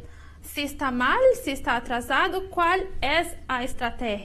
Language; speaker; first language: Spanish; non-native, learner; Portuguese